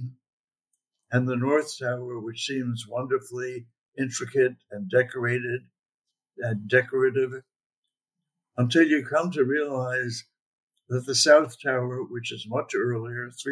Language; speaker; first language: English; native; English